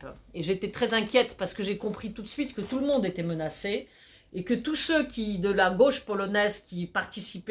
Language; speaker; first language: French; early bilingual, other home language; Polish